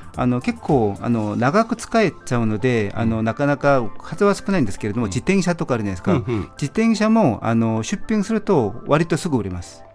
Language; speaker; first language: Japanese; non-native, fluent; Korean